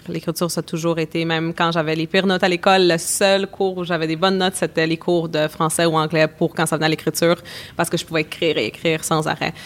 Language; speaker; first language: French; native; French